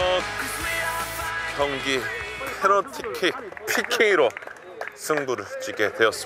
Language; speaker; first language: Korean; native; Korean